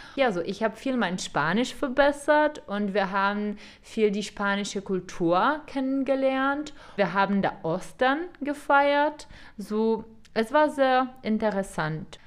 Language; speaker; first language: German; non-native, fluent; Czech